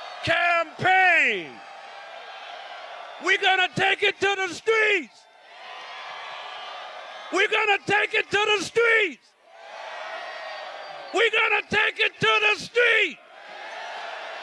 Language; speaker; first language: English; native; English